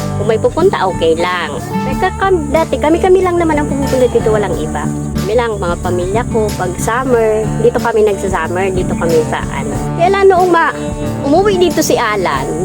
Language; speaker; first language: Filipino; non-native, local second language; Bikol